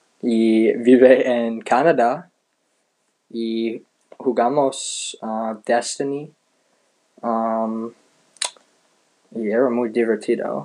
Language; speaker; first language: Spanish; non-native, learner; English